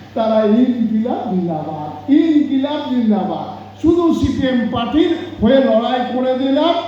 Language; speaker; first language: Bangla; non-native, local second language; Santali